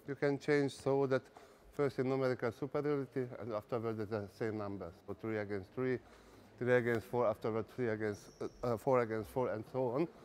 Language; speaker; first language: English; non-native, learner; Hungarian